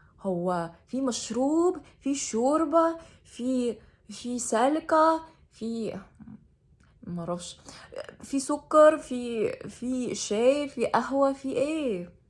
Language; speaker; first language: Egyptian Arabic; non-native, learner; English